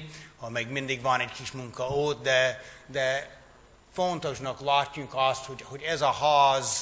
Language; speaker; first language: Hungarian; non-native, fluent; English